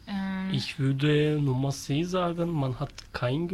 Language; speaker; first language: German; non-native, learner; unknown